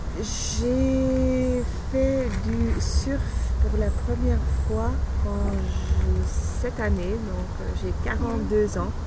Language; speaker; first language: French; non-native, fluent; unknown